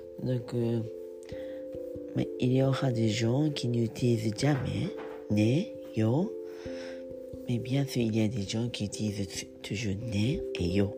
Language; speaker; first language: French; non-native, learner; Japanese